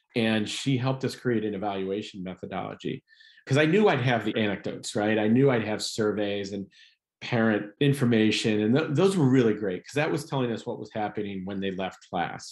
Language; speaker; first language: English; native; English